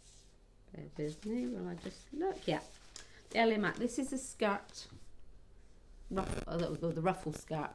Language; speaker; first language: English; native; English